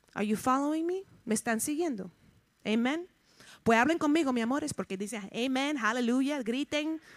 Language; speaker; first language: Spanish; early bilingual, heritage; Spanish